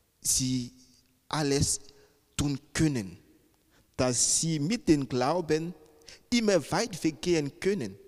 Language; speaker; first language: German; non-native, fluent; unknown